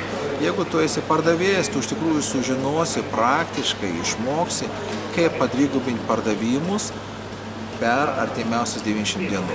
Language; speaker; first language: Lithuanian; native; Lithuanian